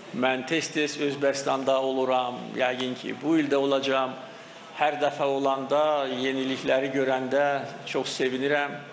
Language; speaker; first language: Azerbaijani; native; Azerbaijani